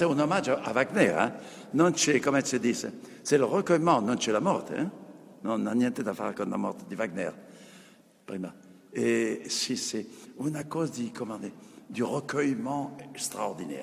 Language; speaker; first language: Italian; non-native, fluent; French